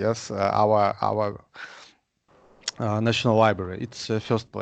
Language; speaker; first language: English; non-native, learner; Russian